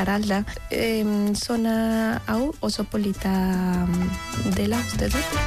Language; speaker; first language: Basque; non-native, learner; Spanish